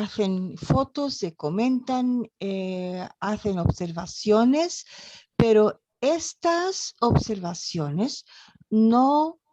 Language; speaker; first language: Spanish; non-native, learner; Portuguese